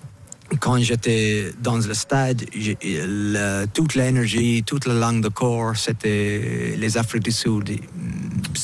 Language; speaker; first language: French; non-native, fluent; English